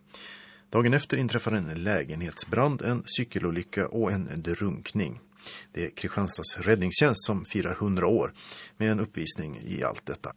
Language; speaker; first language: Swedish; native; Swedish